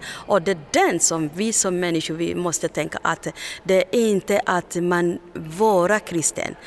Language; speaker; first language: Swedish; non-native, fluent; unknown